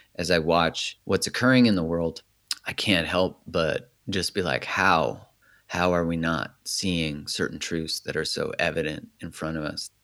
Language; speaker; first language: English; native; English